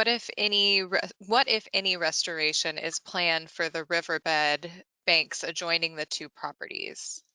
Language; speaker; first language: English; native; English